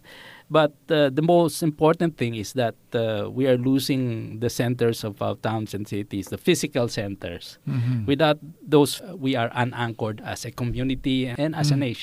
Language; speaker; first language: English; non-native, local second language; Filipino